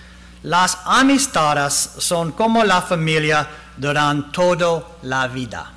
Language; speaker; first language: Spanish; non-native, learner; English